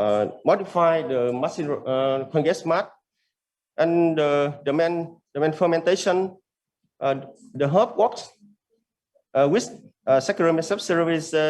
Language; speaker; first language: English; non-native, learner; Vietnamese